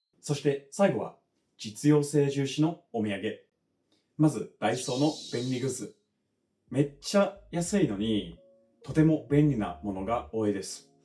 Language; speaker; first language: Japanese; non-native, fluent; English